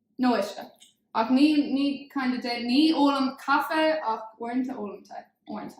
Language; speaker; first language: Irish; non-native, local second language; English